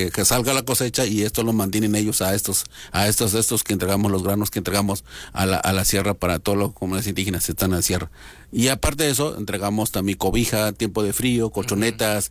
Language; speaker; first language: Spanish; non-native, local second language; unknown